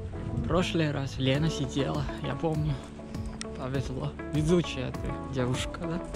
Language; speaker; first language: Russian; non-native, learner; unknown